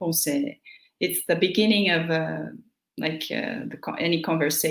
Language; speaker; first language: English; non-native, fluent; Portuguese